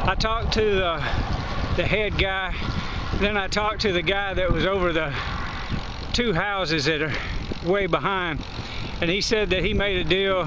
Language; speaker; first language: English; native; English